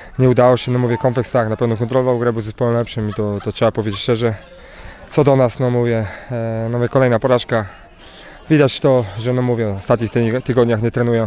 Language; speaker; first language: Polish; native; Polish